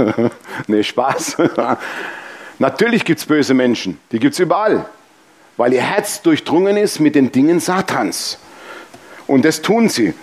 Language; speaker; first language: German; native; German